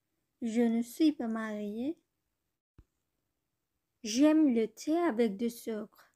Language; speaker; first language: French; non-native, learner; Bangla